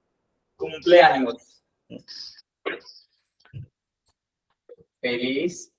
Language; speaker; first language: Spanish; non-native, fluent; Hindi